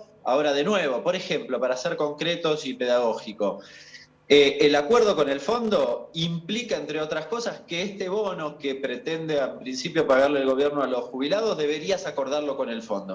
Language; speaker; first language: Spanish; native; Spanish